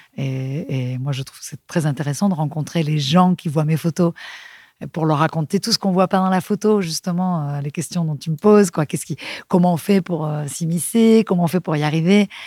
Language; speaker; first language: French; non-native, fluent; Spanish